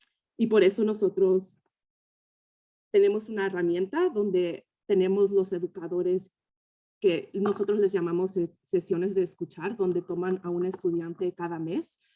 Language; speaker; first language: Spanish; early bilingual, heritage; Spanish